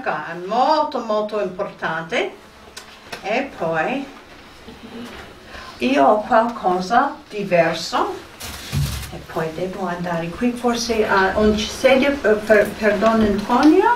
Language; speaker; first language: Italian; non-native, fluent; English